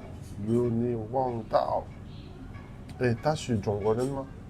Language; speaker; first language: Chinese; non-native, learner; French